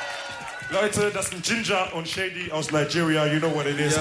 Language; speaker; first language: German; early bilingual, other home language; Wolof